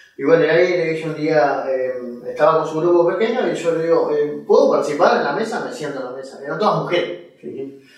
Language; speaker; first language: Spanish; native; Spanish